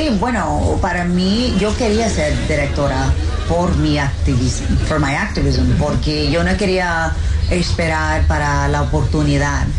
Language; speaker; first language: Spanish; early bilingual, heritage; English